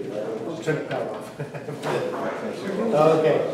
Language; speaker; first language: English; native; English